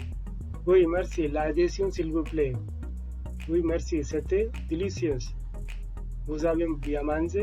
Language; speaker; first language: French; non-native, learner; Hindi